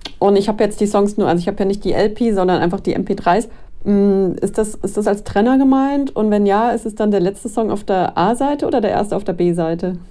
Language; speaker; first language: German; native; German